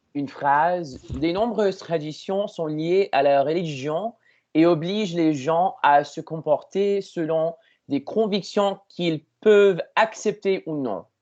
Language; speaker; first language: French; non-native, learner; English